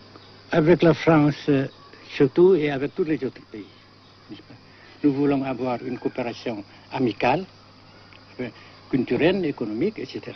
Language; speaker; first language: French; non-native, local second language; Vietnamese